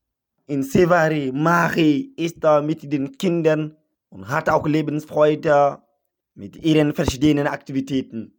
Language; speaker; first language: German; non-native, learner; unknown